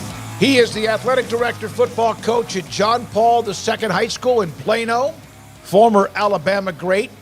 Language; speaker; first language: English; native; English